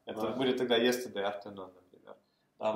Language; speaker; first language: Russian; native; Russian